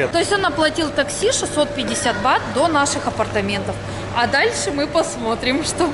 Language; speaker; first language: Russian; native; Russian